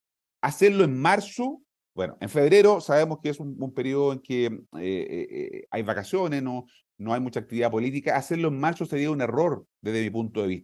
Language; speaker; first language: Spanish; native; Spanish